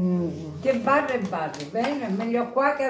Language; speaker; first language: Italian; native; Italian